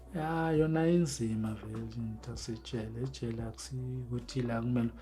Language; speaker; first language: Zulu; native; Zulu